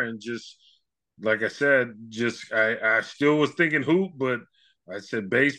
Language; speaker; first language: English; native; English